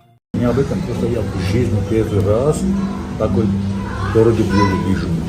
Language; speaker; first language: Russian; non-native, learner; Armenian